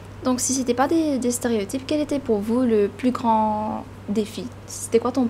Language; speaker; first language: French; native; French